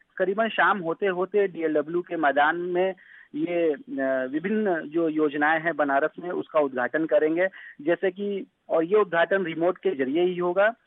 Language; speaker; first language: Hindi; native; Hindi